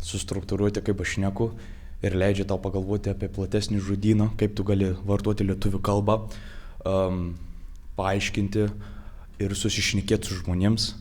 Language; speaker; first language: Lithuanian; early bilingual, heritage; Lithuanian